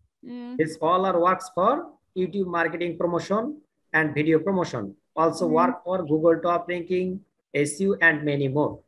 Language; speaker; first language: English; non-native, learner; Bangla